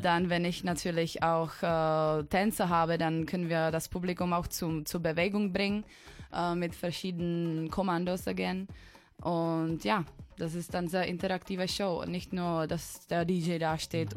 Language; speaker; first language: German; non-native, fluent; Czech